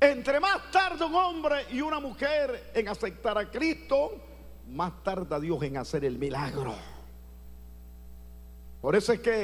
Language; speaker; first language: Spanish; native; Spanish